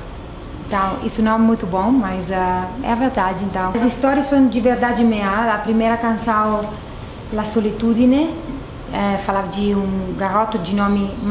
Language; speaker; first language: Portuguese; non-native, fluent; Italian